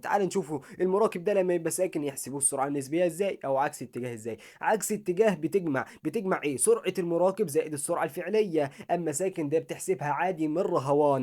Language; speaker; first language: Arabic; native; Arabic